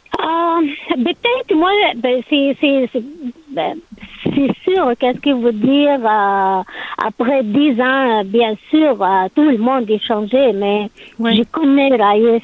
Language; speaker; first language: French; non-native, learner; Arabic